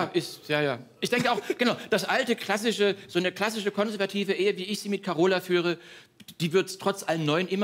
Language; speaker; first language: German; native; German